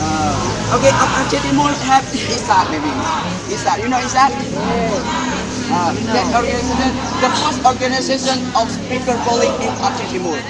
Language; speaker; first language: English; non-native, learner; Indonesian